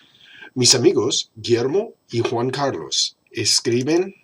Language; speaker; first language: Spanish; non-native, fluent; English